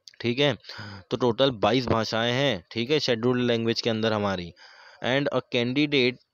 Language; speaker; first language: Hindi; native; Hindi